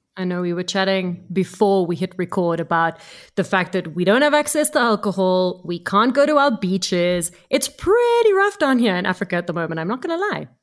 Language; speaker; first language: English; native; English